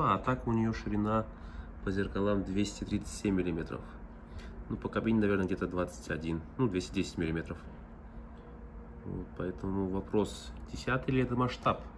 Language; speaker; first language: Russian; native; Russian